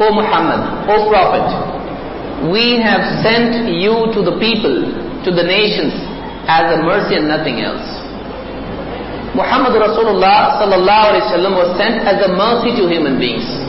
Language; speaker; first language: English; non-native, local second language; Urdu